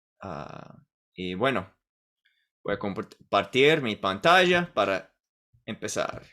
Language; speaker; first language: Spanish; non-native, fluent; English